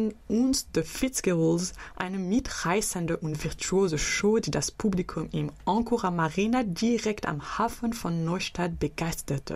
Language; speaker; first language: German; native; German